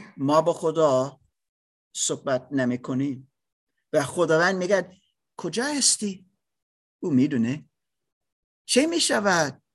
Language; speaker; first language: Persian; non-native, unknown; German